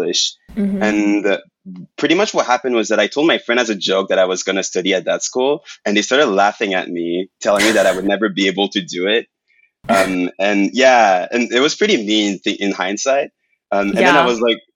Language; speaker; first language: English; non-native, fluent; French